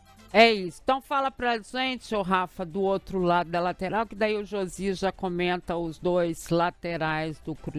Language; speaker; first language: Portuguese; native; Portuguese